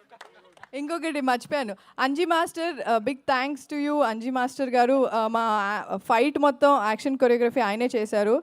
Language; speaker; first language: Telugu; native; Telugu